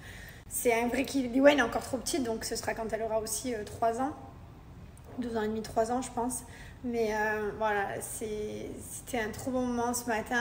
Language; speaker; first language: French; native; French